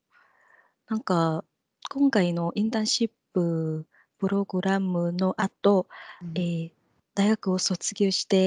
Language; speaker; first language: Japanese; non-native, fluent; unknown